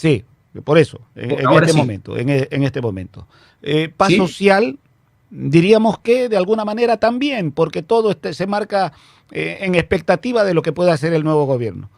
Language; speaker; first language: Spanish; native; Spanish